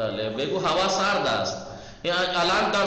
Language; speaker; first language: Persian; non-native, fluent; Urdu